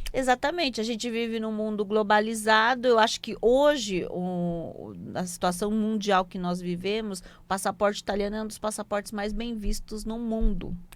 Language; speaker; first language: Portuguese; native; Portuguese